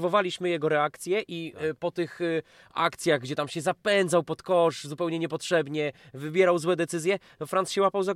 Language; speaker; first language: Polish; native; Polish